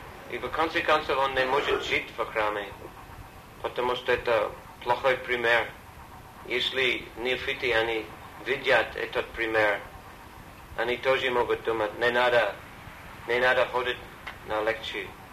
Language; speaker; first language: Russian; non-native, learner; English